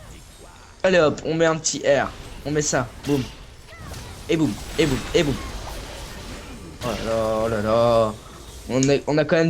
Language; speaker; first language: French; native; French